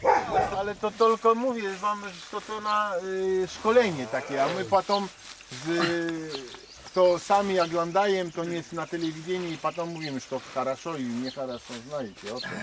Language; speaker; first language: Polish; non-native, learner; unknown